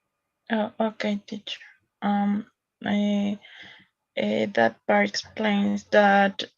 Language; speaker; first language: English; non-native, learner; Spanish